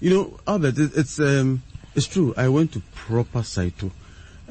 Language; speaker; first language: English; non-native, local second language; Akan